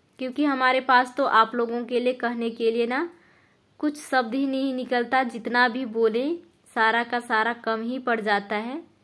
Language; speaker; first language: Hindi; native; Hindi